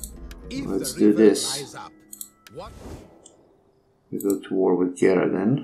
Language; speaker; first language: English; non-native, fluent; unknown